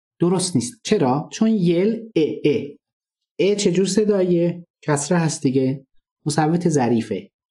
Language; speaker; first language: Persian; non-native, local second language; Azerbaijani